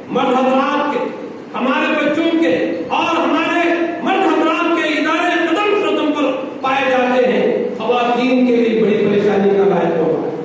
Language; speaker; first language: Urdu; native; Urdu